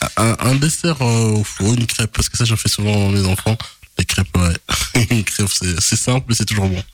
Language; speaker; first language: French; early bilingual, other home language; Lingala